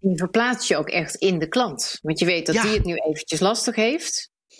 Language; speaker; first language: Dutch; native; Dutch